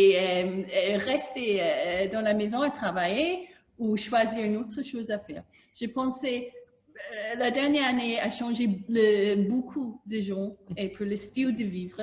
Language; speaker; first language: French; non-native, learner; English